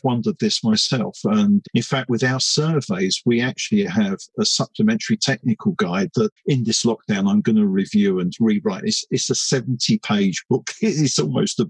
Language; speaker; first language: English; native; English